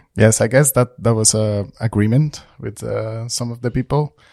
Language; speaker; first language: English; non-native, fluent; Spanish